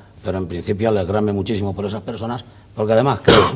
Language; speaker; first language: Spanish; native; Spanish